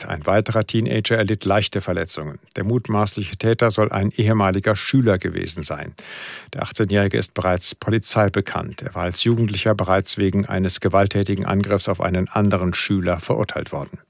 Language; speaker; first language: German; native; German